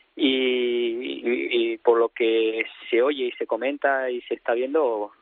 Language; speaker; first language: Spanish; native; Spanish